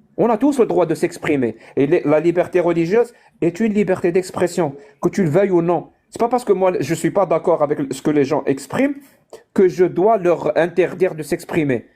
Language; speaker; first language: French; non-native, local second language; Arabic